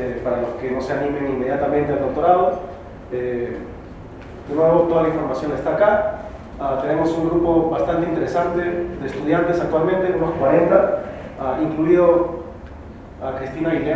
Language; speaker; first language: Spanish; native; Spanish